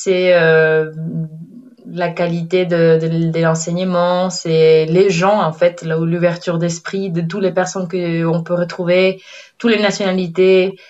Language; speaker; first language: French; non-native, fluent; Spanish